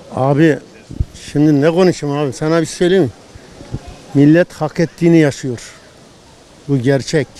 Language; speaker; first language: Turkish; native; Turkish